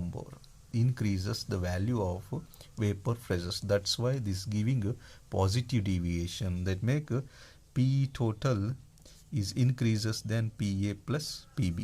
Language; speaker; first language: English; non-native, local second language; Kannada